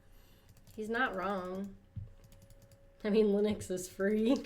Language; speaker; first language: English; native; English